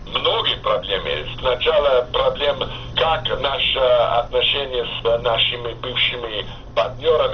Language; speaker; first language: Russian; non-native, fluent; English